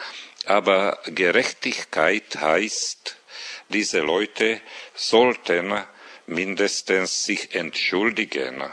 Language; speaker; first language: German; non-native, fluent; Slovak